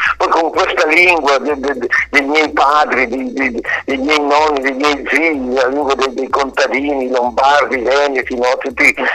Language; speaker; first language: Italian; native; Italian